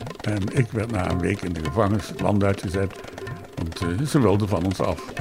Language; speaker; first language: Dutch; native; Dutch